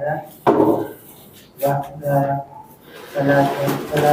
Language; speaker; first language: Arabic; non-native, learner; Filipino